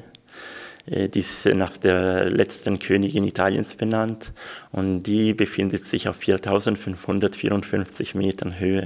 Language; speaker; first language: German; non-native, local second language; Swiss German